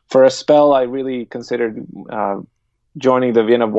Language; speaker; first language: English; non-native, fluent; Spanish